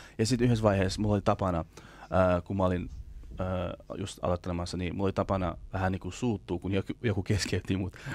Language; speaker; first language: Finnish; early bilingual, other home language; Kurdish